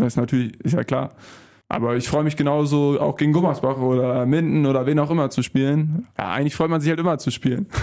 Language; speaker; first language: German; native; German